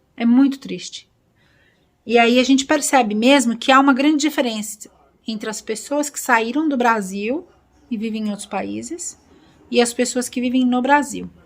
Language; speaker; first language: Portuguese; native; Portuguese